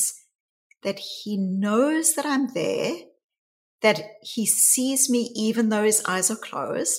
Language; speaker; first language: English; native; English